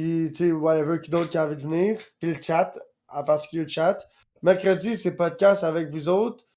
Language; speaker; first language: French; native; French